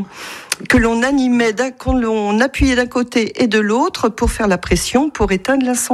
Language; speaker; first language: French; native; French